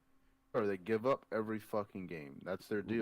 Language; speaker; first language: English; native; English